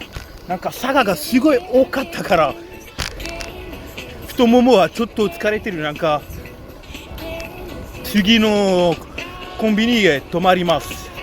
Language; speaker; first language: Japanese; non-native, fluent; French